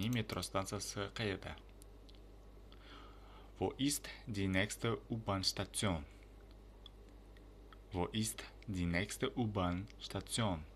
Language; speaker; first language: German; non-native, fluent; Uzbek